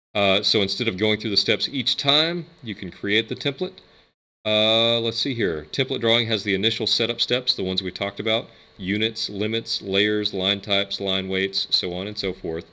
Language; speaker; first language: English; native; English